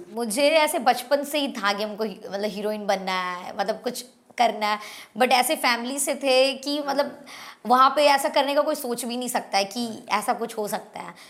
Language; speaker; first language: Hindi; native; Hindi